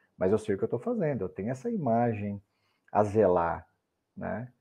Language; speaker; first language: Portuguese; native; Portuguese